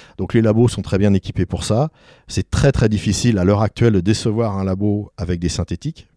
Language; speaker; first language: French; native; French